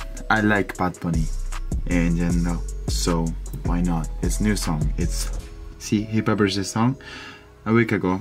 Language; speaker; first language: English; non-native, fluent; Japanese